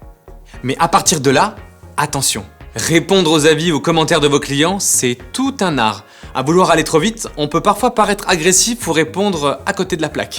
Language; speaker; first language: French; native; French